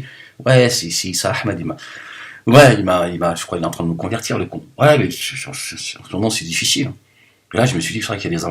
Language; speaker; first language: French; native; French